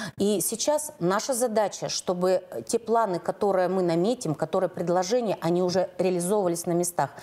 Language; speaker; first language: Russian; native; Russian